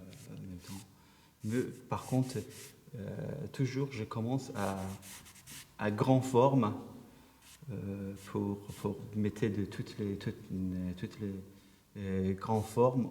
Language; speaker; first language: French; non-native, learner; Persian